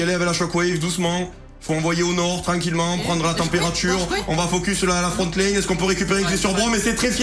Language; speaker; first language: French; native; French